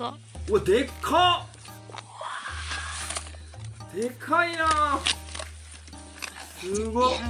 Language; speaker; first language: Chinese; non-native, fluent; Japanese